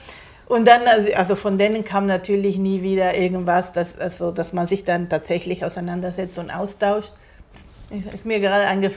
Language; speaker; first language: German; non-native, fluent; Spanish